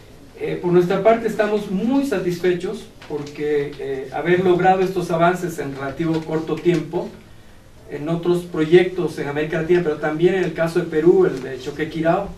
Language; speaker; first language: Spanish; native; Spanish